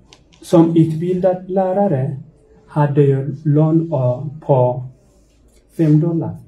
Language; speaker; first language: Swedish; non-native, fluent; Tigrinya